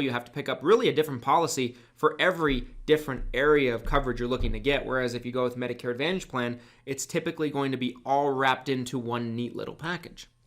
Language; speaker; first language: English; native; English